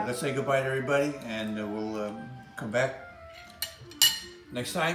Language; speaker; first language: English; native; English